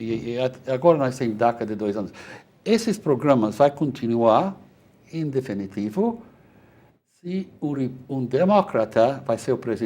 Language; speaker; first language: Portuguese; non-native, fluent; Spanish